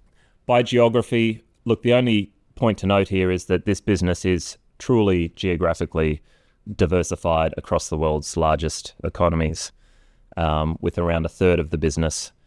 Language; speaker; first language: English; native; English